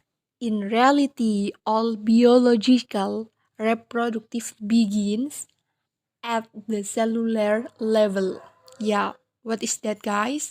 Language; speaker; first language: English; non-native, learner; Indonesian